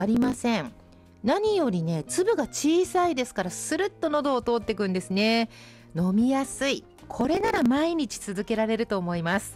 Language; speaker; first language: Japanese; native; Japanese